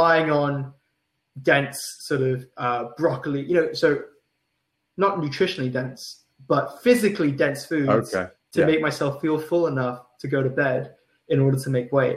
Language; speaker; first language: English; non-native, local second language; Cantonese